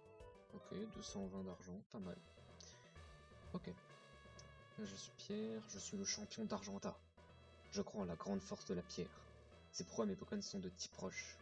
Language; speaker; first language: French; native; French